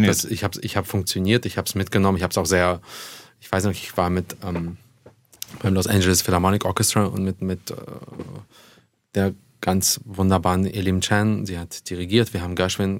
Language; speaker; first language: German; early bilingual, other home language; Russian